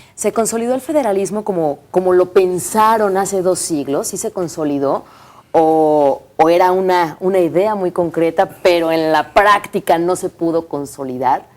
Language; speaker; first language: Spanish; native; Spanish